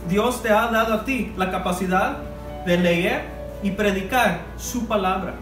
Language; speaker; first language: Spanish; early bilingual, heritage; Spanish